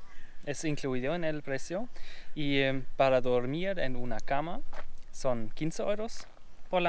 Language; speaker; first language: Spanish; non-native, learner; German